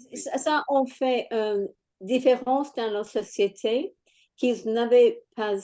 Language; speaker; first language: French; non-native, fluent; English